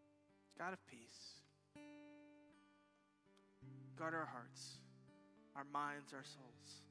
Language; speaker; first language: English; native; English